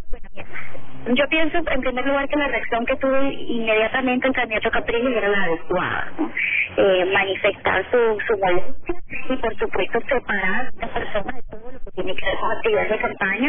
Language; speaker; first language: Spanish; native; Spanish